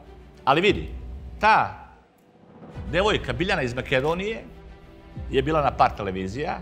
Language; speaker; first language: Serbian; native; Serbian